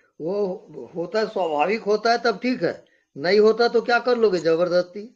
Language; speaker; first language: Hindi; native; Hindi